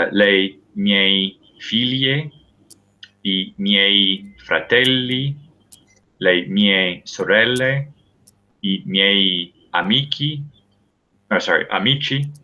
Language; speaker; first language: Italian; non-native, fluent; English